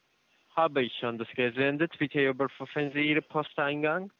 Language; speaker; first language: German; non-native, learner; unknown